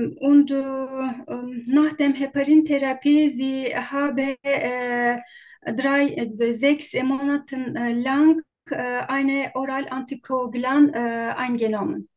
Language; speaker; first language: German; non-native, learner; Turkish